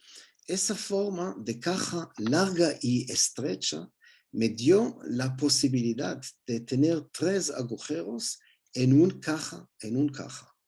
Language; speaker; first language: Spanish; non-native, learner; Hebrew